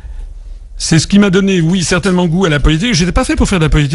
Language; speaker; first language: French; native; French